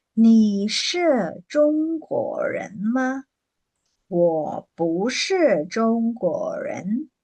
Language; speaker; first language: Chinese; non-native, fluent; Burmese